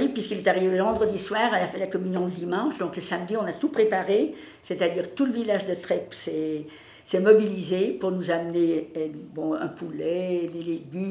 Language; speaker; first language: French; native; French